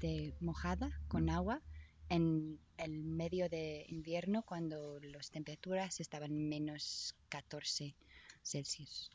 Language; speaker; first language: Spanish; non-native, learner; English